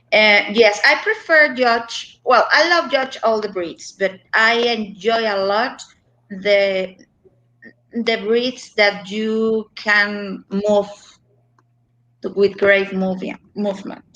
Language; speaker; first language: English; non-native, learner; Spanish